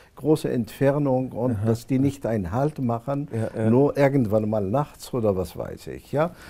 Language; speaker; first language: German; non-native, fluent; Arabic